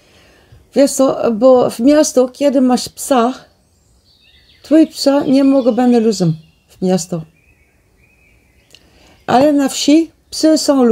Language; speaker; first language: Polish; non-native, learner; Dutch